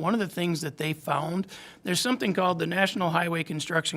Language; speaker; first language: English; native; English